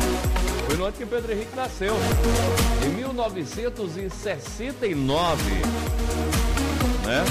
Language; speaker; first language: Portuguese; native; Portuguese